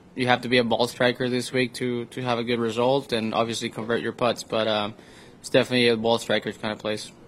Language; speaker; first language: English; non-native, fluent; Spanish